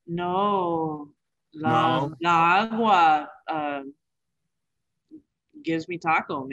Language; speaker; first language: Spanish; non-native, learner; English